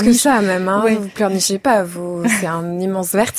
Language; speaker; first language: French; native; French